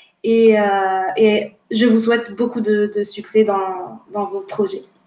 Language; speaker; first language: French; non-native, local second language; Arabic